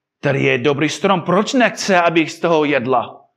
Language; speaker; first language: Czech; non-native, fluent; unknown